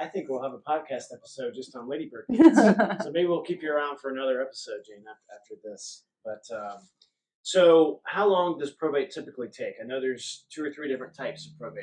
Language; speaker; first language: English; native; English